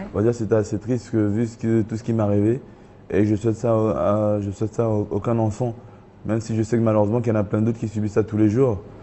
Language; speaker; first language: French; early bilingual, other home language; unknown